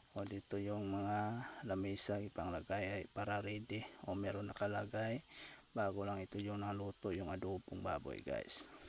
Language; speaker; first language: Filipino; non-native, local second language; Cebuano